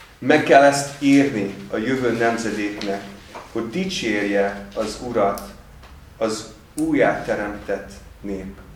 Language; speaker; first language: Hungarian; non-native, fluent; English